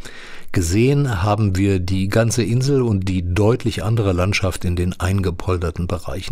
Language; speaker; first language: German; native; German